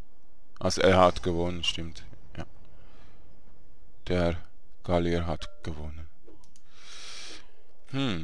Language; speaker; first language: German; native; German